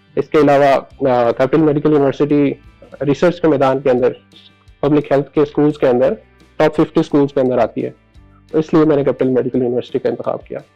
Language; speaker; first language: Urdu; non-native, local second language; Punjabi